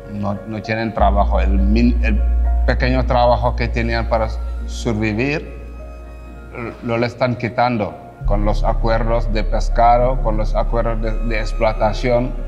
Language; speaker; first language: Spanish; non-native, fluent; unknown